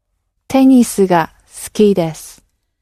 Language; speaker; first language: Japanese; non-native, learner; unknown